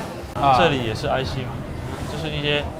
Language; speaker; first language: Chinese; native; Chinese